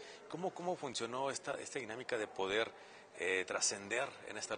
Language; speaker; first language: Spanish; native; Spanish